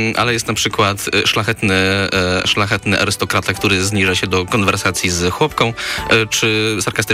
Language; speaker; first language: Polish; native; Polish